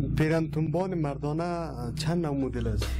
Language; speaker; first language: Persian; native; Persian